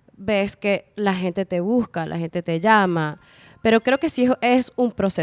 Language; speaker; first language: Spanish; early bilingual, heritage; Spanish